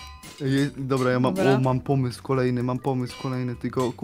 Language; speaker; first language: Polish; native; Polish